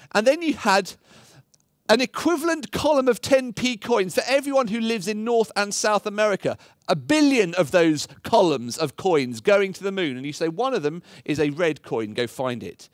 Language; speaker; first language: English; native; English